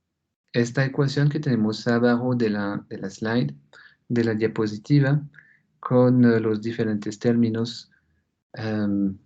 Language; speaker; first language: Spanish; non-native, fluent; French